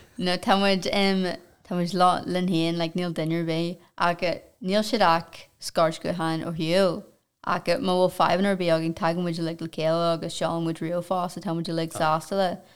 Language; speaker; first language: Irish; non-native, local second language; English